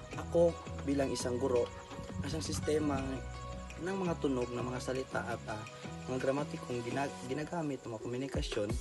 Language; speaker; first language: Filipino; non-native, local second language; Cebuano